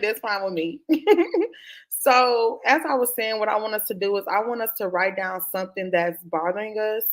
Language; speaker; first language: English; native; English